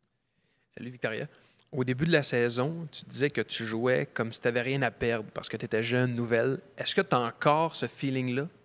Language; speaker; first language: French; native; French